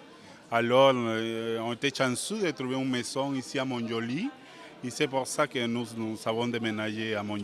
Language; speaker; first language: French; non-native, fluent; Spanish